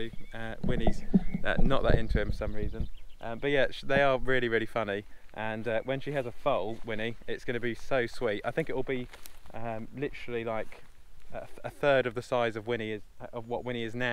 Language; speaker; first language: English; native; English